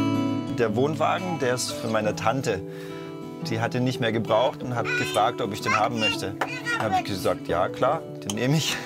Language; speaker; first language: German; native; German